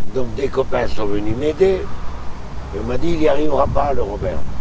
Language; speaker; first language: French; native; French